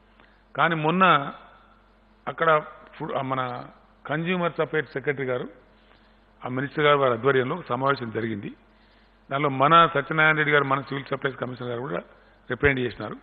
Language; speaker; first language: Telugu; native; Telugu